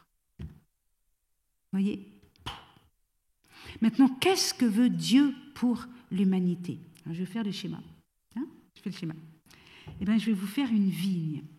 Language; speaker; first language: French; native; French